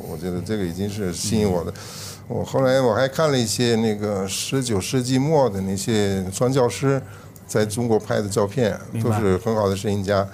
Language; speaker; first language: Chinese; non-native, fluent; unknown